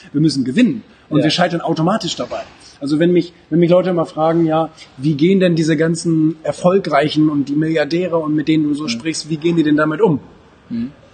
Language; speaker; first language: German; native; German